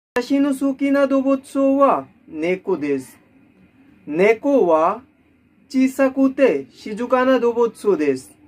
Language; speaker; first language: Japanese; non-native, learner; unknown